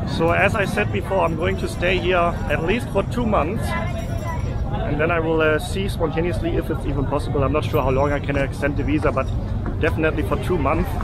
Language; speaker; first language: English; non-native, fluent; German